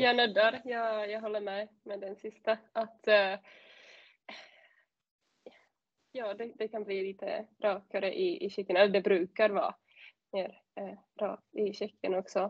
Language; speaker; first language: Swedish; non-native, fluent; Czech